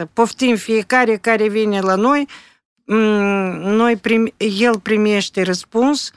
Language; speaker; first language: Romanian; non-native, local second language; Russian